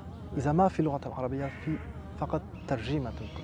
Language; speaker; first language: Arabic; non-native, fluent; French